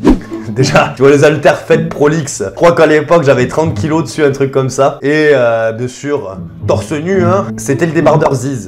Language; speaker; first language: French; native; French